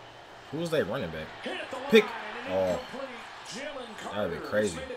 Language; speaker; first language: English; native; English